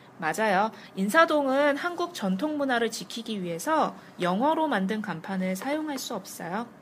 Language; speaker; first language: Korean; native; Korean